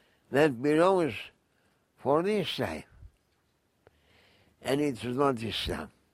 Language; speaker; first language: English; non-native, fluent; Turkish